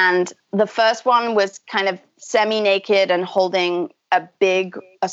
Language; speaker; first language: English; native; English